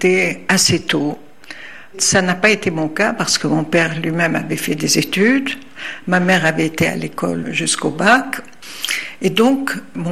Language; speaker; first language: French; non-native, local second language; Arabic